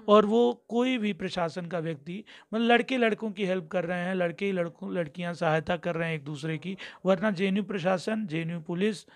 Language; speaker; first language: Hindi; native; Hindi